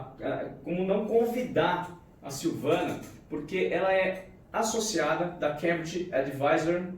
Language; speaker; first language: Portuguese; native; Portuguese